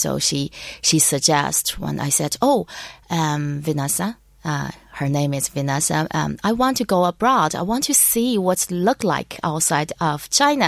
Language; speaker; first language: English; non-native, learner; Chinese